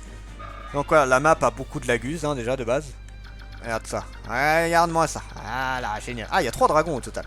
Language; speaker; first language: French; native; French